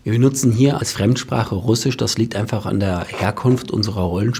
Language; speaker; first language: German; native; German